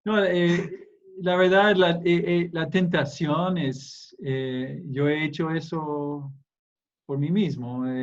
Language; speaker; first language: Spanish; non-native, fluent; English